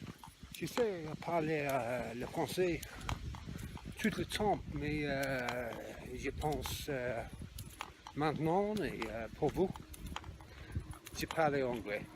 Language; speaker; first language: French; non-native, learner; English